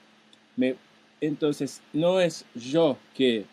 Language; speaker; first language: Spanish; non-native, fluent; Japanese